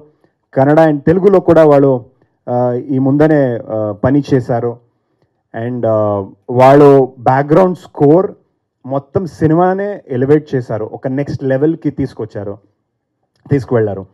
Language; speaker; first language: Telugu; non-native, fluent; Kannada